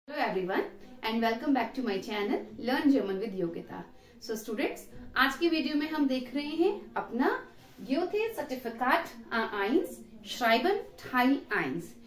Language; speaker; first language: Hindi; native; Hindi